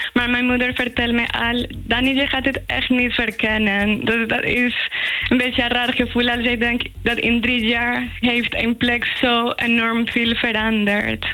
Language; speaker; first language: Dutch; non-native, fluent; Spanish